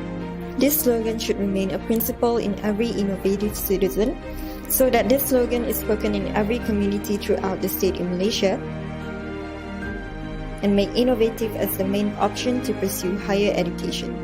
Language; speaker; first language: English; non-native, local second language; Malay